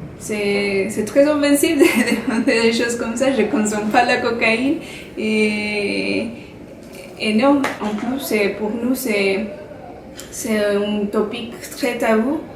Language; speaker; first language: French; non-native, fluent; Spanish